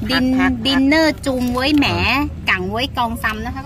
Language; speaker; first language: Vietnamese; early bilingual, heritage; Vietnamese